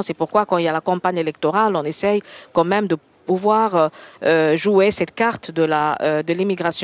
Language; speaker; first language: French; native; French